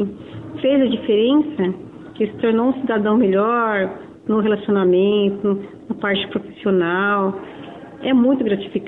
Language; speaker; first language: Portuguese; native; Portuguese